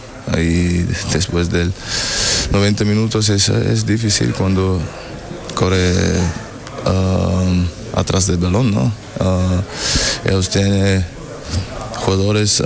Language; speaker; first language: Spanish; non-native, learner; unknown